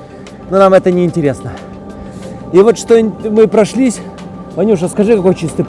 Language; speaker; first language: Russian; native; Russian